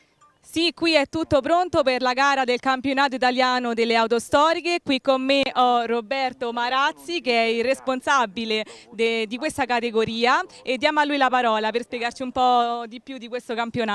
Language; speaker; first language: Italian; native; Italian